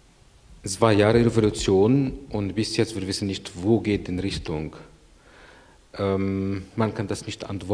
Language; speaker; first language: German; non-native, learner; Arabic